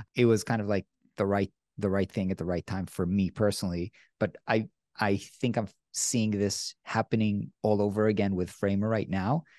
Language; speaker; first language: English; non-native, fluent; Hebrew